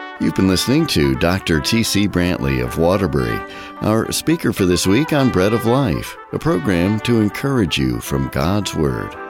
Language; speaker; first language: English; native; English